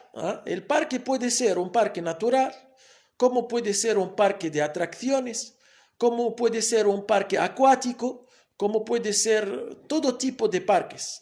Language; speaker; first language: Spanish; non-native, fluent; Arabic